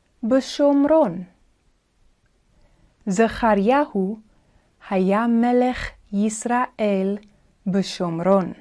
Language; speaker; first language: Hebrew; non-native, learner; Indonesian